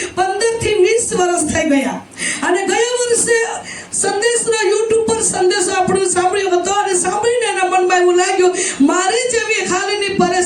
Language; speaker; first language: Gujarati; non-native, local second language; Gamit